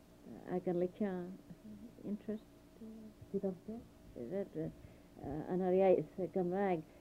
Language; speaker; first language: Welsh; early bilingual, heritage; Welsh